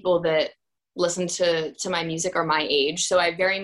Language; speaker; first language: English; native; English